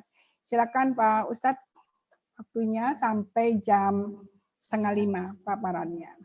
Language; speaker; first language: Indonesian; native; Indonesian